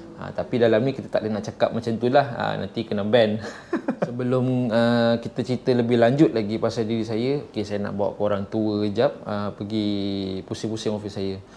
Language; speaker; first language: Malay; native; Malay